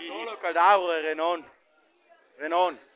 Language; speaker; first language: Italian; non-native, local second language; German